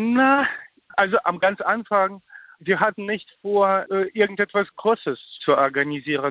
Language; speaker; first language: German; non-native, fluent; Ukrainian